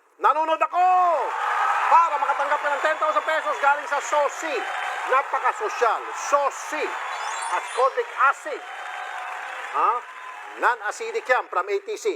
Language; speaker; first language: Filipino; native; Filipino